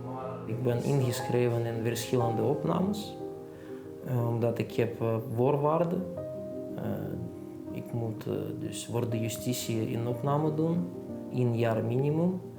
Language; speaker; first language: Dutch; non-native, fluent; Russian